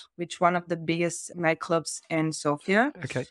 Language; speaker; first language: English; non-native, fluent; Bulgarian